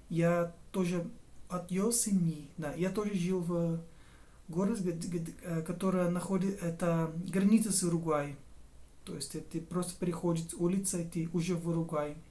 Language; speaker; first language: Russian; non-native, fluent; Portuguese